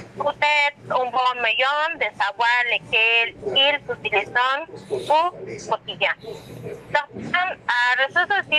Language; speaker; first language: French; non-native, learner; Spanish